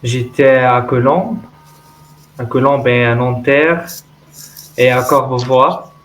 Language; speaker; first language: French; non-native, learner; Arabic